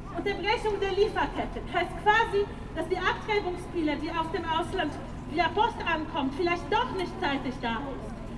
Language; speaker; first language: German; non-native, fluent; Polish